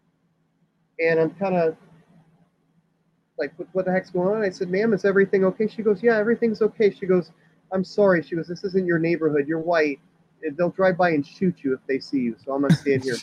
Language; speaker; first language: English; native; English